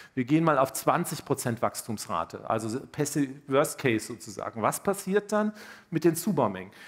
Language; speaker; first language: German; native; German